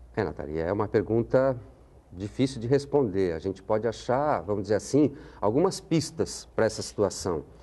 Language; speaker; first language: Portuguese; native; Portuguese